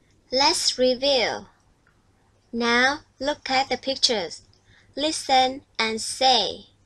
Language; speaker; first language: English; non-native, fluent; Vietnamese